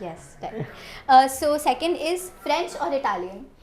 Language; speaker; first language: English; non-native, local second language; Hindi